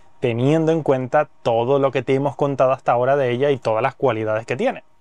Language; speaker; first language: Spanish; native; Spanish